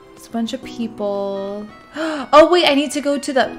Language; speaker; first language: English; native; English